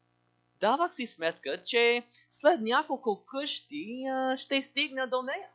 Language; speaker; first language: Bulgarian; non-native, learner; English